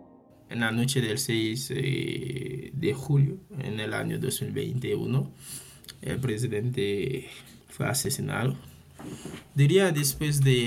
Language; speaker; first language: Spanish; non-native, fluent; Haitian Creole